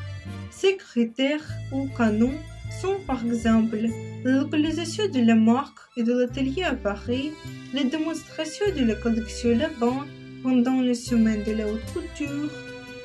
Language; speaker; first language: French; non-native, learner; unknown